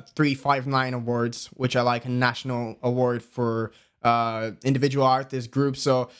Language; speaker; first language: English; non-native, fluent; Bulgarian